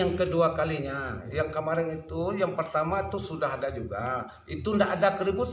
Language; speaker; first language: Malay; non-native, local second language; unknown